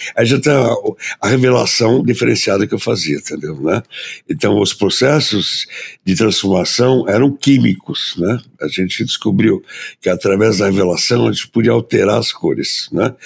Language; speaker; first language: Portuguese; early bilingual, other home language; German